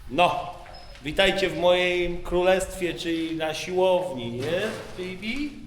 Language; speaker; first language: Polish; native; Polish